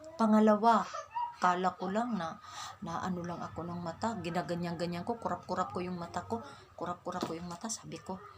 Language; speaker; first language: Filipino; non-native, local second language; Waray